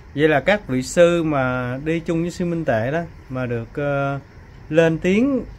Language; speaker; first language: Vietnamese; native; Vietnamese